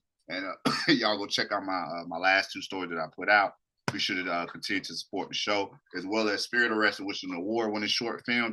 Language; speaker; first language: English; native; English